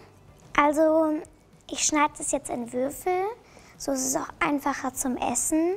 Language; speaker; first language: German; native; German